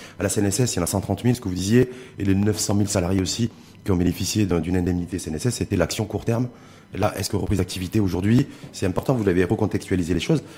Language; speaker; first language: French; non-native, local second language; Arabic